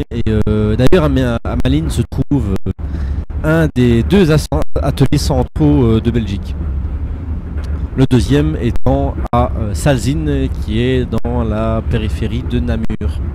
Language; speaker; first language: French; native; French